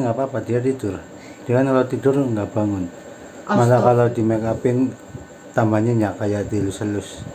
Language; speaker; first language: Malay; non-native, local second language; Javanese